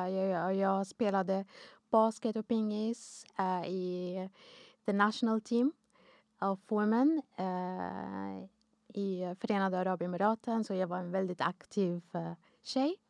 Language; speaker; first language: Swedish; non-native, fluent; Arabic